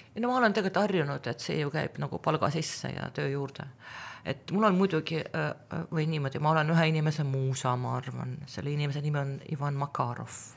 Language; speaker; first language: Estonian; non-native, local second language; Russian